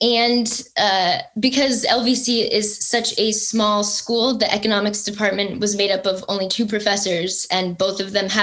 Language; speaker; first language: English; native; English